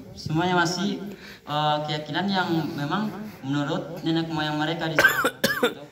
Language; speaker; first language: Indonesian; native; Indonesian